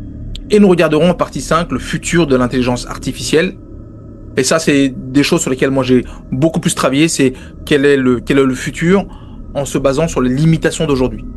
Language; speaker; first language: French; native; French